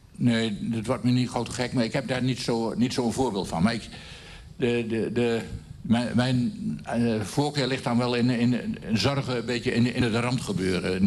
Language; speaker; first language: Dutch; native; Dutch